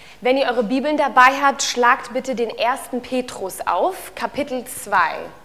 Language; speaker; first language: German; native; German